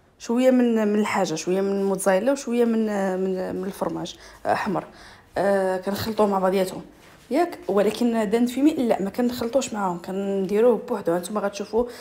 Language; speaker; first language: Arabic; native; Arabic